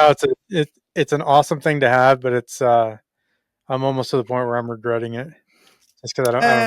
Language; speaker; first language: English; native; English